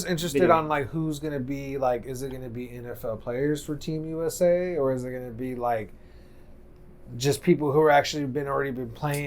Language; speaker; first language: English; native; English